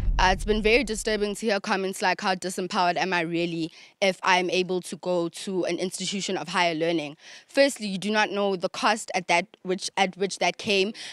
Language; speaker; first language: English; non-native, local second language; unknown